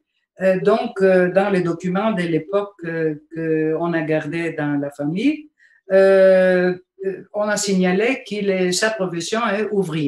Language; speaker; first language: French; non-native, fluent; Bulgarian